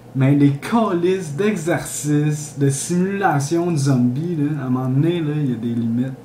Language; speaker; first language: French; native; French